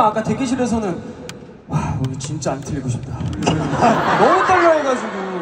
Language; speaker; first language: Korean; native; Korean